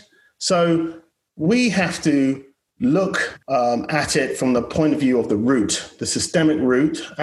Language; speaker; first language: English; native; English